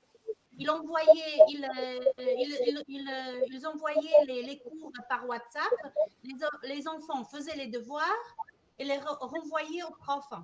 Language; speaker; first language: French; non-native, fluent; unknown